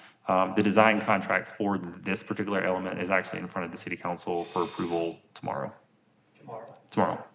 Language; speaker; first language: English; native; English